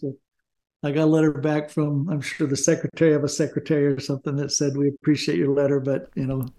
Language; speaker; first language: English; native; English